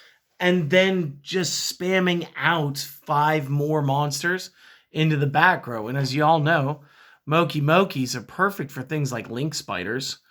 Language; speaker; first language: English; native; English